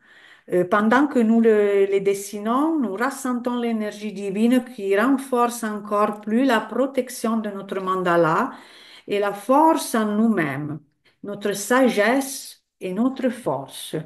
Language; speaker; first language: French; non-native, fluent; Italian